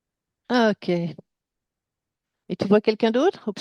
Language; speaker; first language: French; native; French